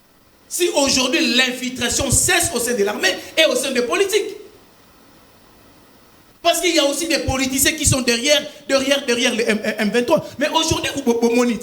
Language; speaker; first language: French; non-native, local second language; Lingala